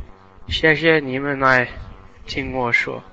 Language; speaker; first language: Chinese; non-native, learner; English